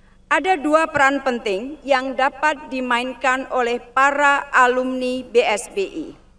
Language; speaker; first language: Indonesian; native; Indonesian